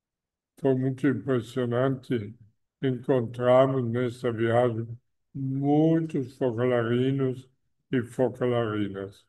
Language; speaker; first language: Portuguese; non-native, fluent; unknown